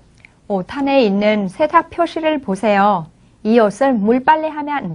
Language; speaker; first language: Korean; non-native, fluent; Vietnamese